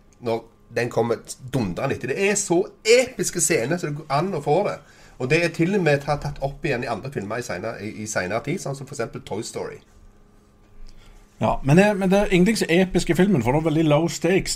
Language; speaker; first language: Norwegian; native; Norwegian